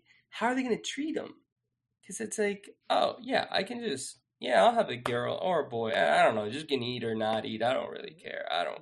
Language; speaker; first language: English; non-native, fluent; Spanish